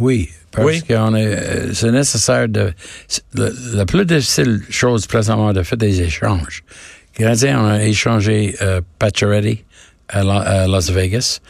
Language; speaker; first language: French; non-native, learner; English